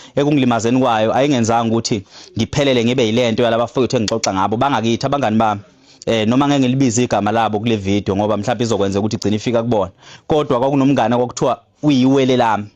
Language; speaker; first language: Zulu; native; Zulu